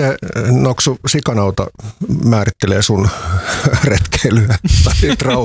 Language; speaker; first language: Finnish; native; Finnish